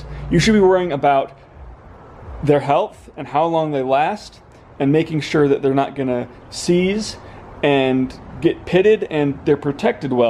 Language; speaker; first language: English; native; English